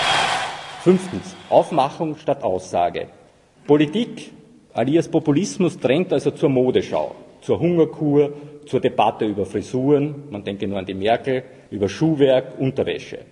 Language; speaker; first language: German; native; German